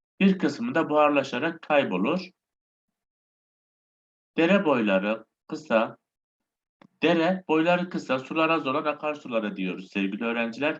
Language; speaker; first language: Turkish; native; Turkish